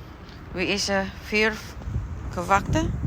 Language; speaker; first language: Dutch; non-native, learner; Indonesian